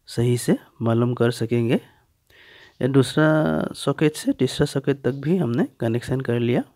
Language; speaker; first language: Hindi; native; Hindi